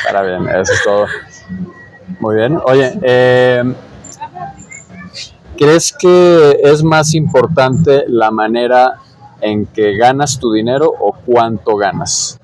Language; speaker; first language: Spanish; native; Spanish